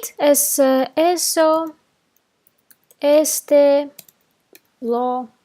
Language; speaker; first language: Spanish; non-native, fluent; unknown